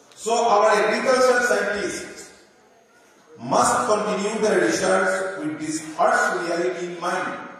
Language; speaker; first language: English; non-native, local second language; Assamese